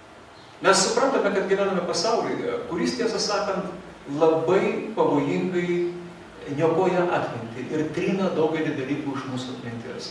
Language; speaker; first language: Lithuanian; native; Lithuanian